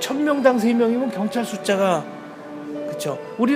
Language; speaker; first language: Korean; native; Korean